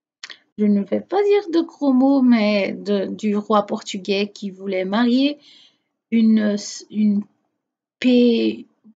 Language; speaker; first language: French; non-native, fluent; Portuguese